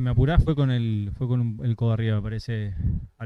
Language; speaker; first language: Spanish; native; Spanish